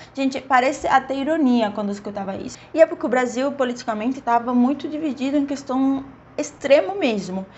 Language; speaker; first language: Portuguese; non-native, fluent; Spanish